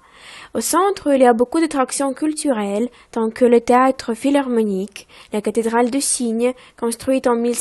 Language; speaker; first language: French; non-native, learner; Russian